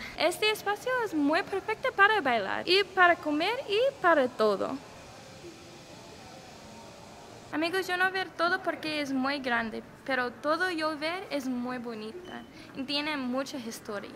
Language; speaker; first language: Spanish; non-native, learner; English